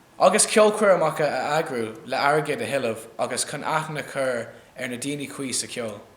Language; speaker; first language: Irish; non-native, local second language; English